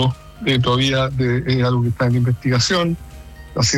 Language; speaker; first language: Spanish; native; Spanish